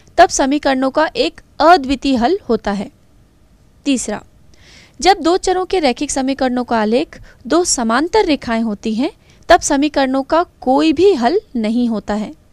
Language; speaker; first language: Hindi; native; Hindi